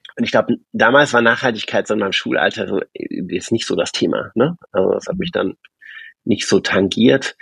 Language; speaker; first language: German; native; German